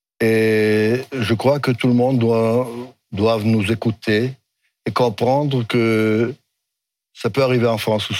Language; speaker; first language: French; non-native, fluent; Hebrew